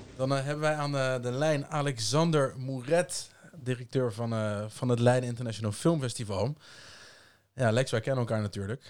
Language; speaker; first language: Dutch; native; Dutch